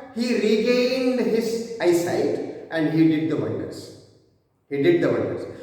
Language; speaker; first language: English; non-native, local second language; Kannada